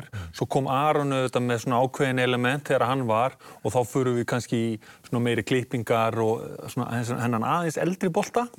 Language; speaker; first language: Icelandic; native; Icelandic